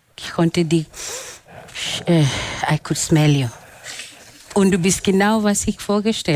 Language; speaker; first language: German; non-native, fluent; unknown